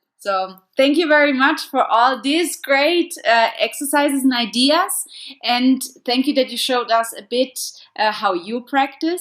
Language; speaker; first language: English; non-native, fluent; German